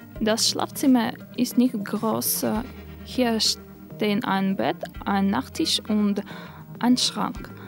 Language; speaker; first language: German; non-native, learner; Russian